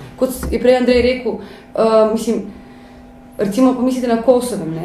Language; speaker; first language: Slovenian; native; Slovenian